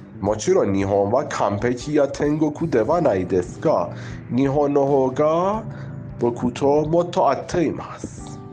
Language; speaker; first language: Japanese; non-native, fluent; Persian